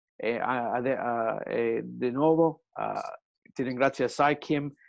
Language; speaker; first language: Italian; early bilingual, heritage; Italian